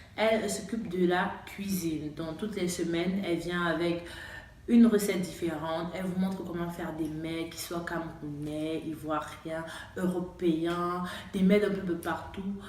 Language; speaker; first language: French; native; French